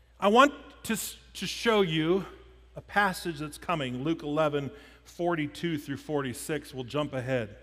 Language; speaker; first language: English; native; English